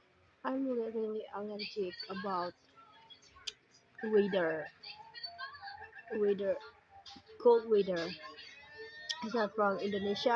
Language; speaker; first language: English; non-native, learner; Indonesian